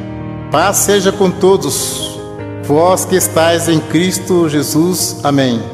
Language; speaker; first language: Portuguese; native; Portuguese